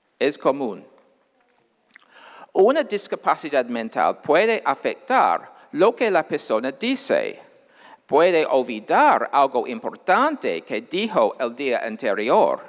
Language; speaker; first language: Spanish; non-native, fluent; English